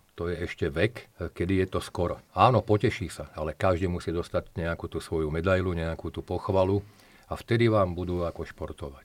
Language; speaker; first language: Slovak; native; Slovak